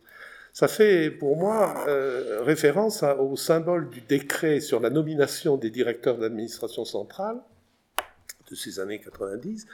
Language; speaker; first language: French; native; French